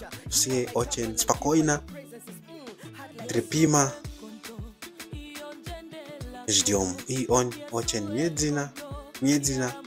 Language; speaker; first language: Russian; non-native, fluent; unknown